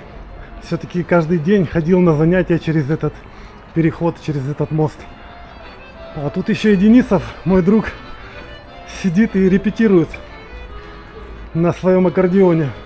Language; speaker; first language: Russian; native; Russian